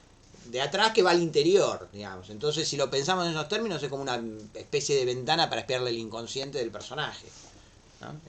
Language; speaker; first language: Spanish; native; Spanish